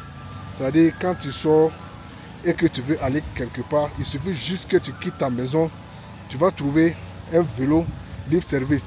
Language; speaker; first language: French; non-native, local second language; Bambara